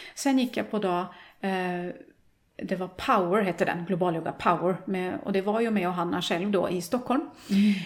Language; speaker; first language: Swedish; non-native, fluent; Norwegian